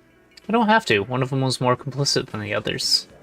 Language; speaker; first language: English; native; English